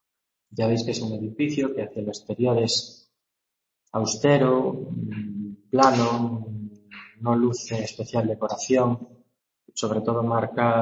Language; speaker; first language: Spanish; native; Spanish